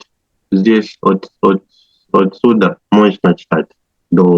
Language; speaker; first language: Russian; non-native, learner; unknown